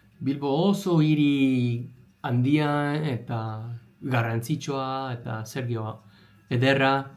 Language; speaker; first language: Basque; non-native, learner; English